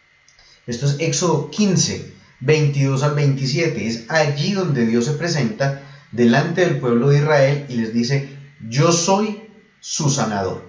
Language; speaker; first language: Spanish; native; Spanish